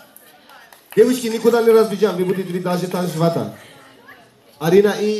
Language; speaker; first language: Russian; non-native, learner; Turkish